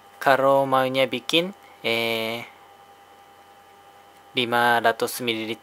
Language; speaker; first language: Indonesian; non-native, learner; Japanese